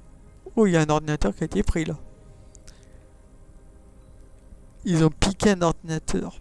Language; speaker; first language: French; native; French